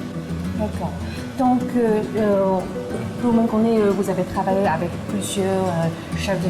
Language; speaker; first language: French; non-native, fluent; Chinese